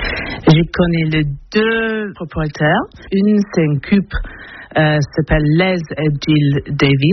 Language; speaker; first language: French; non-native, learner; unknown